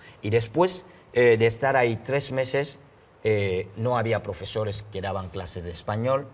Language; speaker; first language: Spanish; non-native, fluent; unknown